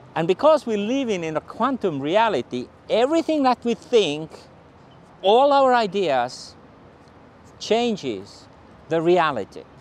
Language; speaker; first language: English; non-native, fluent; Finnish